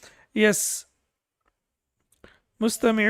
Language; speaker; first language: Arabic; non-native, fluent; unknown